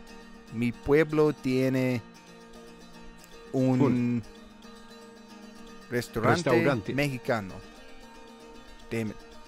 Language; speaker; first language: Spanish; non-native, learner; English